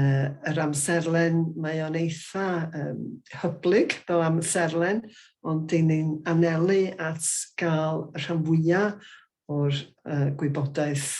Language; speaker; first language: Welsh; native; Welsh